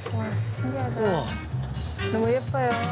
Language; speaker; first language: Korean; non-native, learner; French